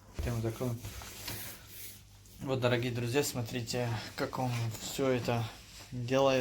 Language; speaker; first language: Russian; non-native, fluent; Tajik